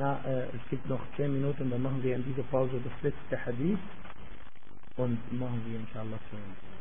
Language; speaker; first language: German; non-native, fluent; Arabic